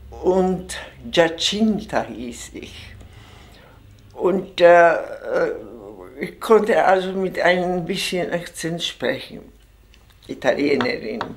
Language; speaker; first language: German; non-native, fluent; Czech